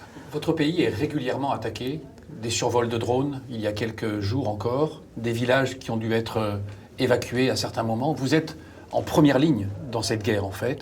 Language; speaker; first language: French; native; French